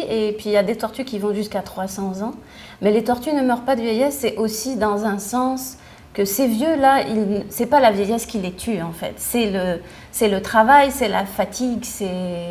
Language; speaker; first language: French; non-native, local second language; Arabic